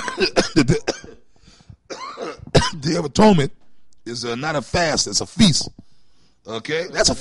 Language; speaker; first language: English; native; English